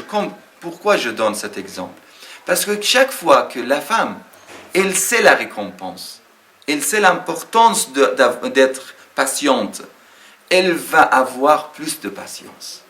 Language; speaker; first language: French; non-native, fluent; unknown